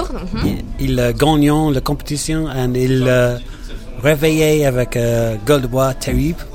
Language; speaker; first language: French; non-native, learner; English